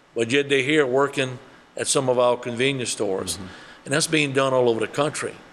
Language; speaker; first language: English; early bilingual, other home language; French